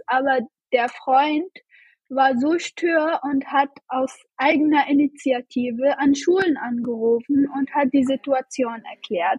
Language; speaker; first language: German; non-native, fluent; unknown